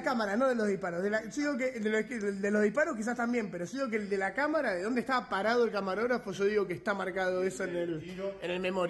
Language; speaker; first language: Spanish; native; Spanish